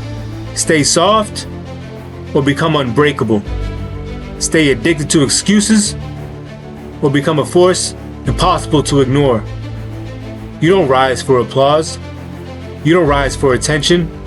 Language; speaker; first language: English; native; English